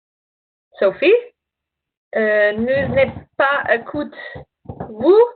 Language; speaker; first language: French; non-native, learner; English